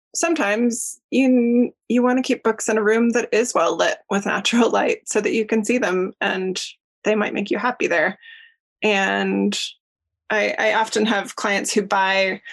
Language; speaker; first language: English; native; English